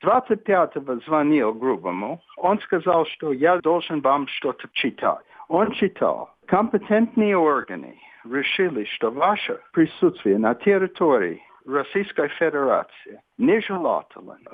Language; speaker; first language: Russian; non-native, fluent; English